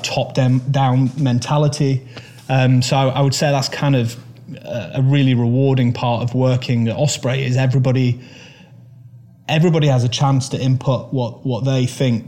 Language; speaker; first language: English; native; English